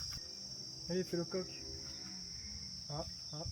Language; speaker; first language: French; native; French